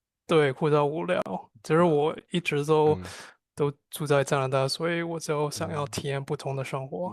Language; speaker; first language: Chinese; non-native, fluent; English